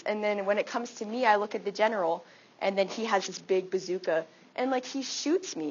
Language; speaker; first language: English; native; English